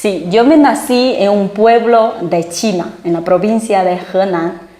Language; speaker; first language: Spanish; non-native, fluent; Chinese